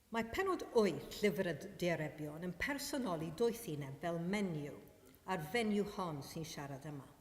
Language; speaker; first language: Welsh; non-native, fluent; Maltese